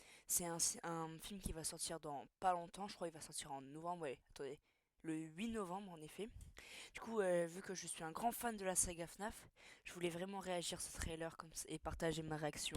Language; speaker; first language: French; native; French